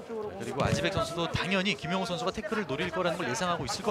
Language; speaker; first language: Korean; native; Korean